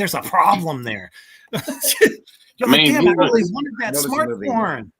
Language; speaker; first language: English; native; English